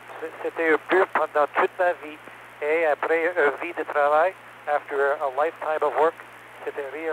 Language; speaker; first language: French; non-native, learner; English